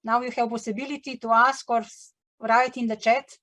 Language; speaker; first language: English; non-native, learner; Slovenian